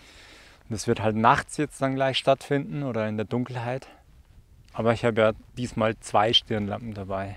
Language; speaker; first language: German; native; German